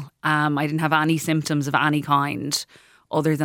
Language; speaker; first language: English; native; English